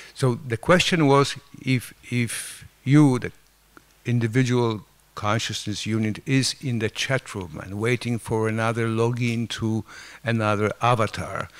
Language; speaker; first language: English; non-native, fluent; Polish